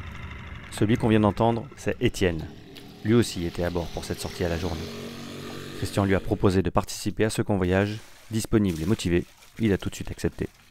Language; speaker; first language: French; native; French